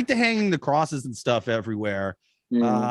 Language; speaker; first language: English; native; English